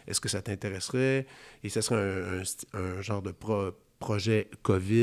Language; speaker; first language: French; native; French